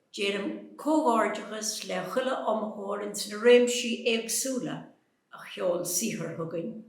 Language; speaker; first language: Irish; native; Irish